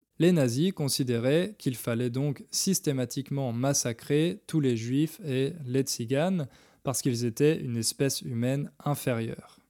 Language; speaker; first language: French; native; French